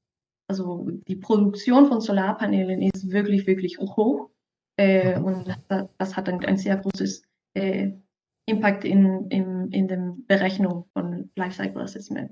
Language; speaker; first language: German; non-native, fluent; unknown